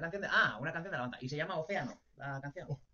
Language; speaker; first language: Spanish; native; Spanish